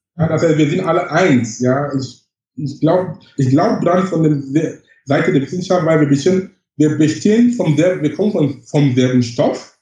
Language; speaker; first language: German; non-native, fluent; English